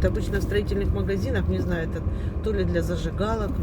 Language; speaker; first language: Russian; native; Russian